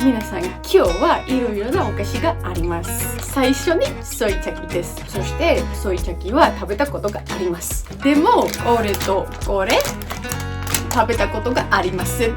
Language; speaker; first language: Japanese; non-native, learner; Georgian